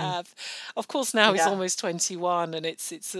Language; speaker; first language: English; non-native, local second language; Yoruba